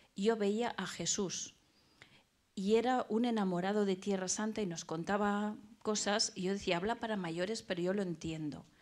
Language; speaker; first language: Spanish; native; Spanish